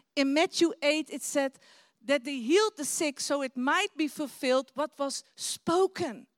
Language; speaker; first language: English; non-native, fluent; Dutch